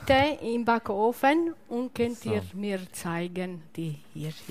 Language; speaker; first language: German; non-native, learner; Italian